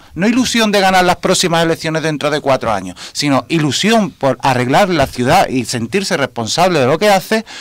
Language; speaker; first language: Spanish; native; Spanish